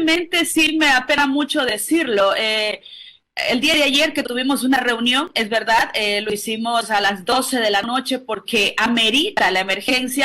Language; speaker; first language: Spanish; native; Spanish